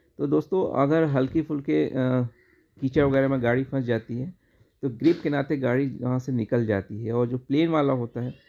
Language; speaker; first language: Hindi; native; Hindi